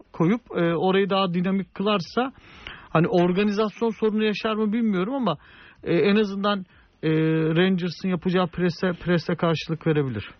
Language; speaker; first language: Turkish; native; Turkish